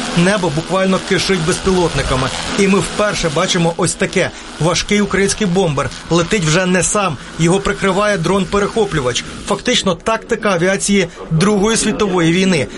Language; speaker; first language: Ukrainian; native; Ukrainian